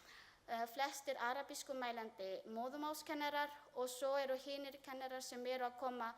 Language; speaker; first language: Icelandic; non-native, learner; Filipino